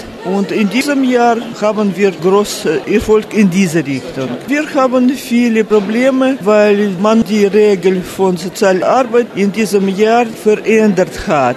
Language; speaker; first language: German; non-native, fluent; Russian